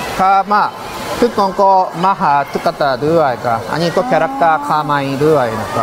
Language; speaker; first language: Thai; non-native, learner; Japanese